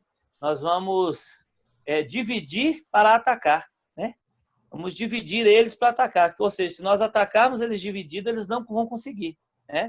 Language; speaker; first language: Portuguese; native; Portuguese